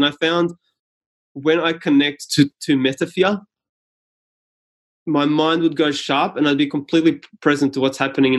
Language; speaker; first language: English; non-native, local second language; Serbian